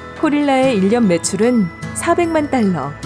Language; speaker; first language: Korean; native; Korean